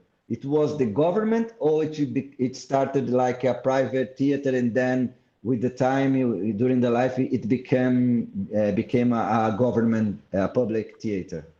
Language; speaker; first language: English; non-native, fluent; Portuguese